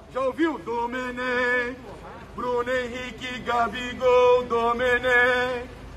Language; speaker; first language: Portuguese; native; Portuguese